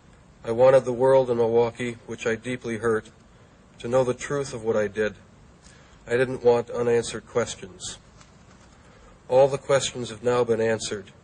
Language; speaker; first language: English; native; English